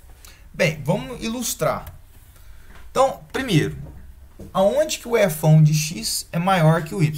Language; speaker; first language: Portuguese; native; Portuguese